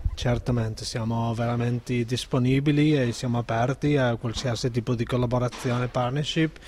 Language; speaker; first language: Italian; non-native, fluent; Spanish